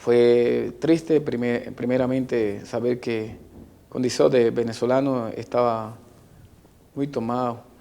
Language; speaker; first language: Portuguese; non-native, learner; Spanish